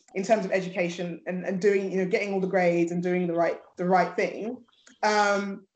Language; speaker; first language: English; early bilingual, other home language; Yoruba